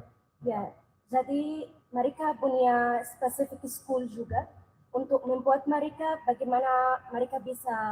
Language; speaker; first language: Indonesian; non-native, learner; Arabic